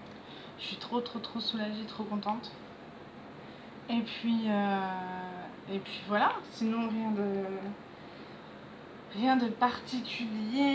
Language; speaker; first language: French; native; French